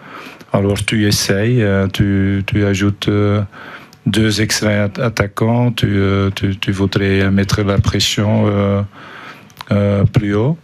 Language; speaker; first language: French; non-native, fluent; Dutch